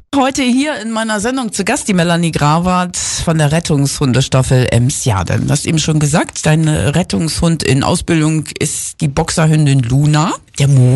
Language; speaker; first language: German; native; German